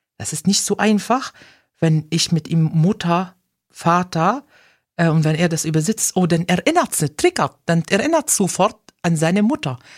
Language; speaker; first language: German; non-native, fluent; Arabic